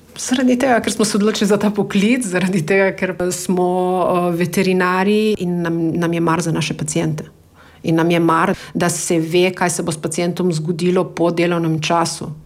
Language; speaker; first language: Slovenian; native; Slovenian